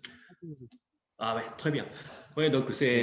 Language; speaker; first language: French; non-native, fluent; Japanese